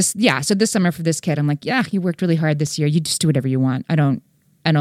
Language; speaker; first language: English; native; English